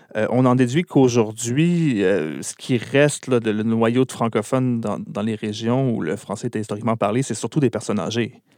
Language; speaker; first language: French; native; French